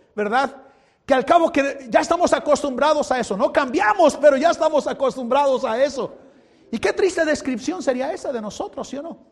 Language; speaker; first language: Spanish; native; Spanish